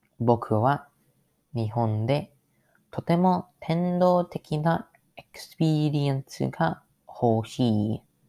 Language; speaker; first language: Japanese; non-native, learner; English